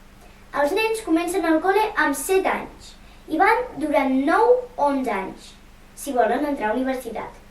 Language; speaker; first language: Catalan; early bilingual, other home language; Russian